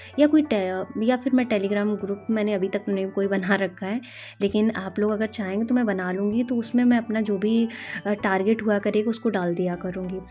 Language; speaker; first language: Hindi; native; Hindi